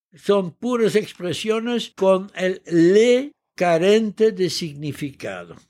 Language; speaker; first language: Spanish; early bilingual, heritage; Dutch